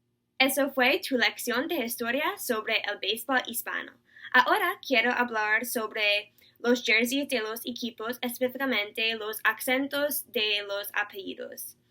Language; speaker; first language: Spanish; non-native, learner; English